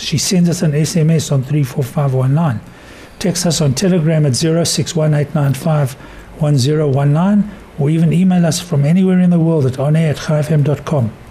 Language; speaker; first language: English; native; English